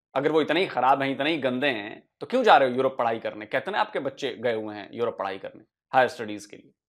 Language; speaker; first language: Hindi; native; Hindi